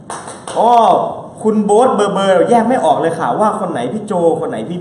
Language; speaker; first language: Thai; native; Thai